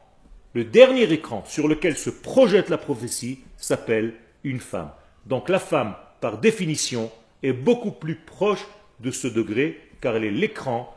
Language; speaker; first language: French; native; French